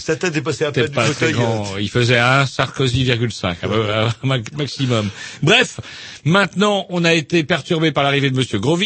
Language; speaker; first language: French; native; French